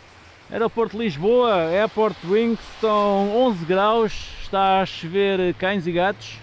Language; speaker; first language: Portuguese; native; Portuguese